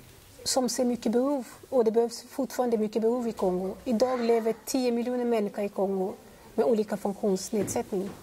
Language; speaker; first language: Swedish; non-native, fluent; Lingala